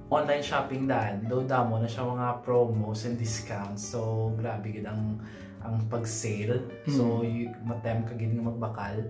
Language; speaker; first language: Filipino; non-native, local second language; Cebuano